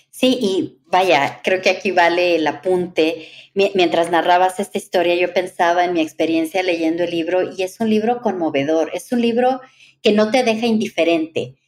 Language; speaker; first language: Spanish; native; Spanish